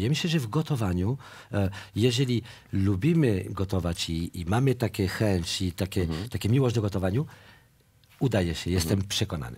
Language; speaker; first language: Polish; non-native, fluent; French